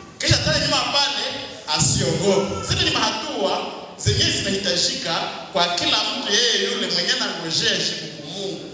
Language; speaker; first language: Swahili; non-native, local second language; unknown